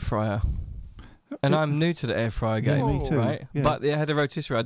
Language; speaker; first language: English; native; English